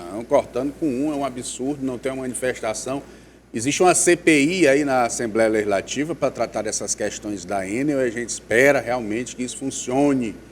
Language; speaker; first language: Portuguese; native; Portuguese